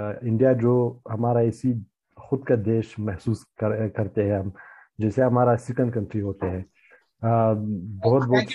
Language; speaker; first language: Hindi; non-native, learner; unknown